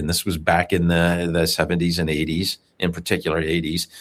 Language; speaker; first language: English; native; English